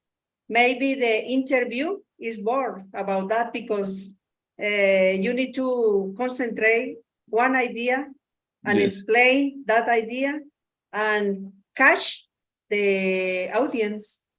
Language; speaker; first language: English; non-native, learner; Spanish